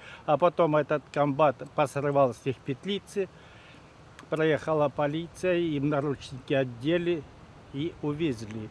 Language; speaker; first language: Russian; native; Russian